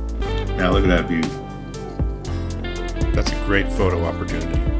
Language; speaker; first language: English; native; English